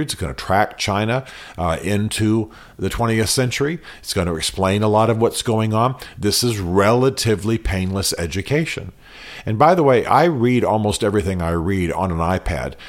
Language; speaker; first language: English; native; English